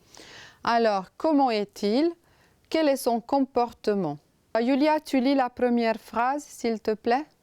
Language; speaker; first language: French; non-native, fluent; Romanian